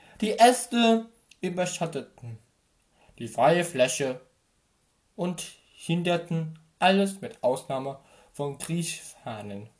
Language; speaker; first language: German; native; German